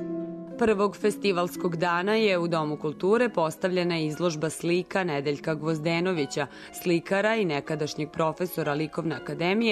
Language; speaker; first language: Serbian; native; Serbian